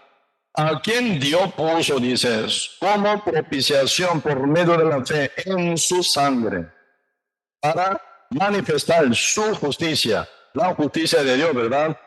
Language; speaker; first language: Spanish; non-native, learner; Korean